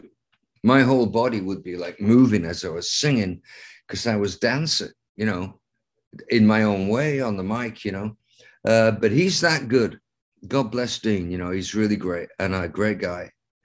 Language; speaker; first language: English; native; English